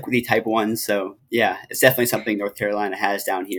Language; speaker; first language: English; native; English